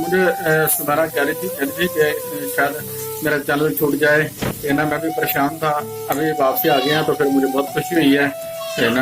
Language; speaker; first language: Hindi; non-native, local second language; Punjabi